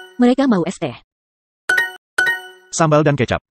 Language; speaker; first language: Indonesian; non-native, learner; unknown